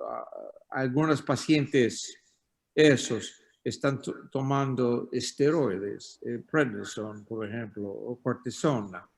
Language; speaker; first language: Spanish; non-native, learner; English